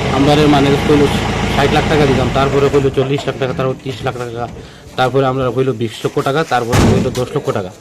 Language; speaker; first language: Bangla; native; Bangla